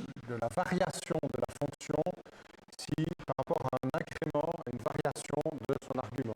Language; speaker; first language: French; native; French